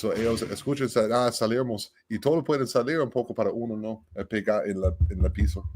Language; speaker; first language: Spanish; non-native, learner; English